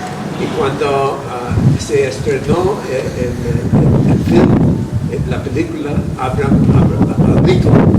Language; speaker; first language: Spanish; non-native, fluent; English